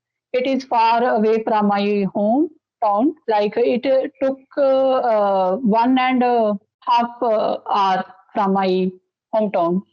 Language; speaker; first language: English; non-native, local second language; Dogri